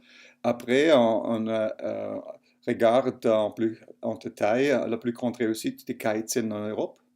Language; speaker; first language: French; non-native, fluent; German